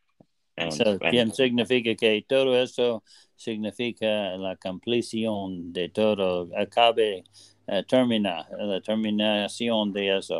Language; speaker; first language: Spanish; non-native, learner; English